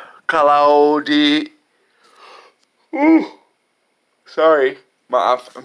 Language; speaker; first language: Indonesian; non-native, fluent; English